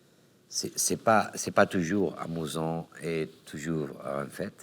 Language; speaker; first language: French; non-native, learner; Catalan